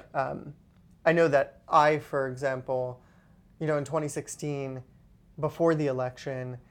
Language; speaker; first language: English; non-native, fluent; Hebrew